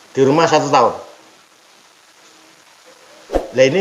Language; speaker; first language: Indonesian; non-native, local second language; Javanese